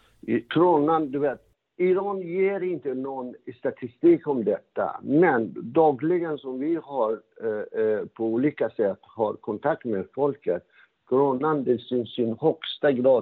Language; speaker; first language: Swedish; non-native, fluent; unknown